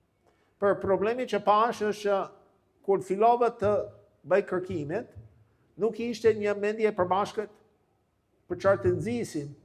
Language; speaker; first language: Albanian; non-native, fluent; English